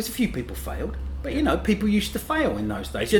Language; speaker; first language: English; native; English